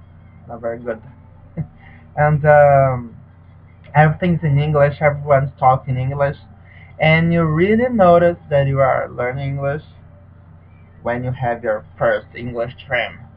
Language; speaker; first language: English; non-native, learner; Portuguese